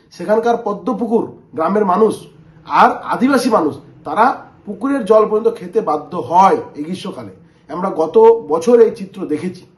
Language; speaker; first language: Bangla; native; Bangla